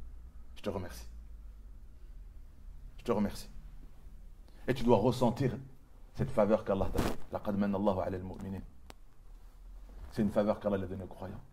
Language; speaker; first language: French; native; French